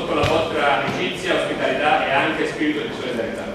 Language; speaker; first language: Italian; native; Italian